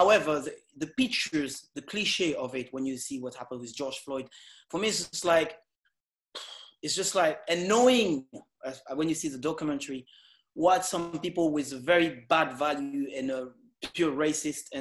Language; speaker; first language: English; non-native, fluent; French